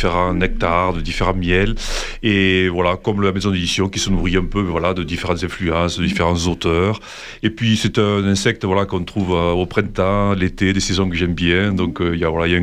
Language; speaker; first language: French; native; French